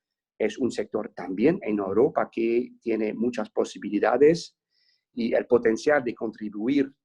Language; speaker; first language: Spanish; non-native, fluent; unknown